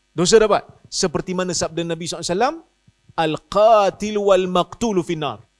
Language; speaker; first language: Malay; native; Malay